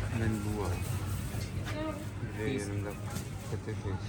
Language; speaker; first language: Turkish; non-native, learner; Urdu